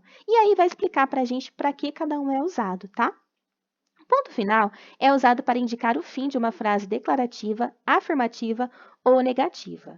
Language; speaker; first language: Portuguese; native; Portuguese